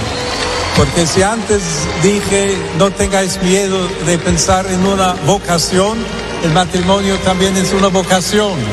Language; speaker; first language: Spanish; non-native, fluent; English